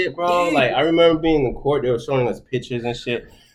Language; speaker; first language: English; early bilingual, other home language; Haitian Creole